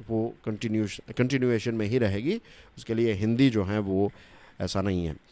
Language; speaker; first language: Hindi; non-native, local second language; Gujarati